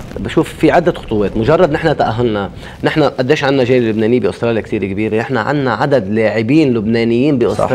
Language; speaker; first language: Arabic; native; Arabic